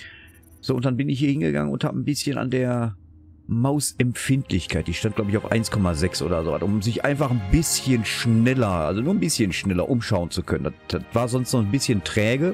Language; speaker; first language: German; native; German